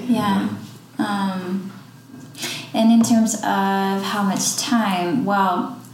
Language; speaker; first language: English; non-native, fluent; Dutch